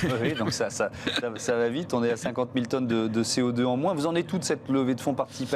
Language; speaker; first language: French; native; French